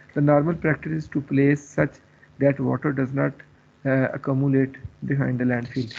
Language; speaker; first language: English; non-native, local second language; Urdu